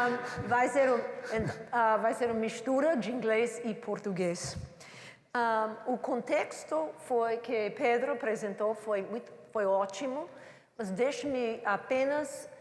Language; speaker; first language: Portuguese; non-native, learner; English